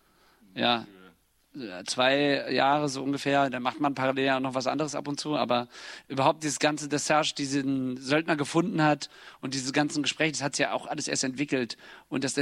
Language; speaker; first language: German; native; German